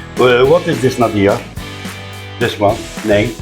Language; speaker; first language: English; non-native, learner; Polish